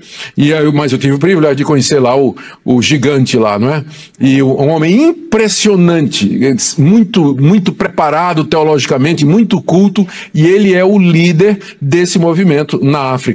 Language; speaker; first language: Portuguese; native; Portuguese